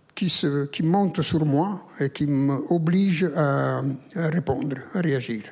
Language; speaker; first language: French; non-native, fluent; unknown